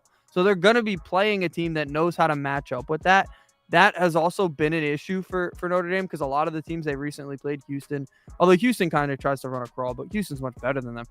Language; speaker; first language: English; native; English